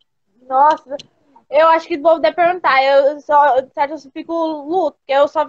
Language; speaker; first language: Portuguese; native; Portuguese